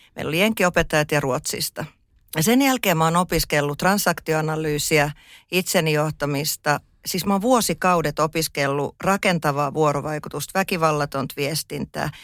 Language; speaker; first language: Finnish; native; Finnish